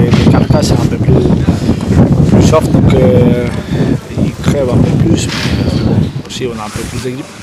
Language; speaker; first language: French; non-native, fluent; Spanish